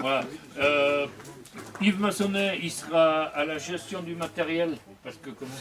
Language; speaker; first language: French; native; French